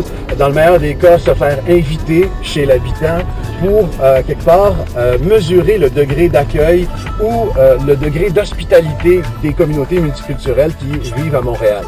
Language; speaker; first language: French; native; French